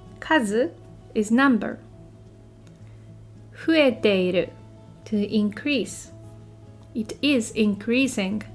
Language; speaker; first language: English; non-native, fluent; Japanese